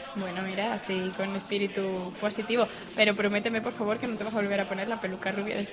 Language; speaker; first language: Spanish; native; Spanish